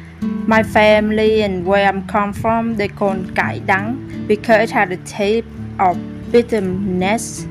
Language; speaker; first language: English; non-native, learner; Vietnamese